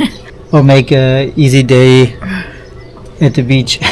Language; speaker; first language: English; non-native, learner; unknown